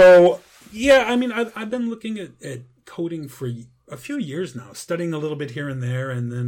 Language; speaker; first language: English; native; English